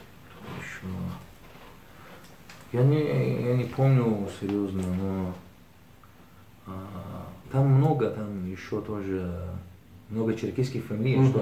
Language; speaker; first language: Russian; early bilingual, heritage; Arabic